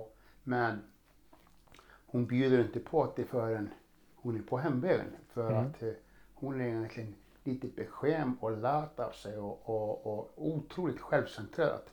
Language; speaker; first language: Swedish; non-native, fluent; Icelandic